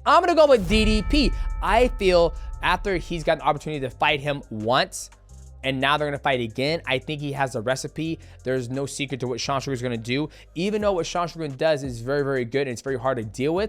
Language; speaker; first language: English; native; English